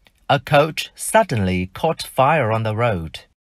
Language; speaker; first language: English; non-native, fluent; Vietnamese